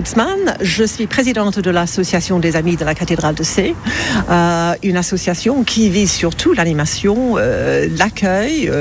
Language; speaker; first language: French; non-native, fluent; English